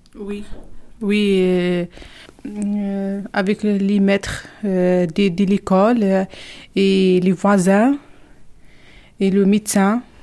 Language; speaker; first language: French; non-native, learner; Arabic